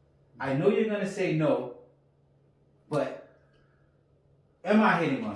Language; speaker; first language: English; native; English